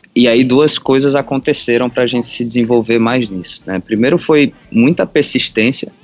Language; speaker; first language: Portuguese; native; Portuguese